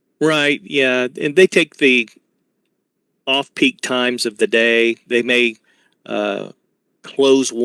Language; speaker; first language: English; native; English